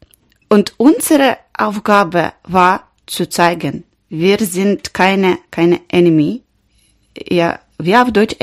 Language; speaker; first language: German; non-native, learner; Ukrainian